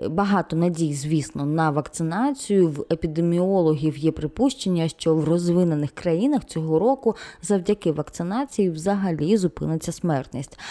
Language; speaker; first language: Ukrainian; non-native, local second language; Russian